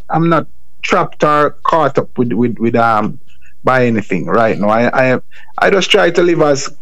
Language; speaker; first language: English; non-native, local second language; Jamaican Creole English